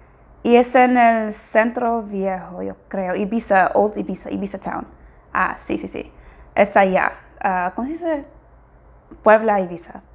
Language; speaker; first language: Spanish; non-native, fluent; English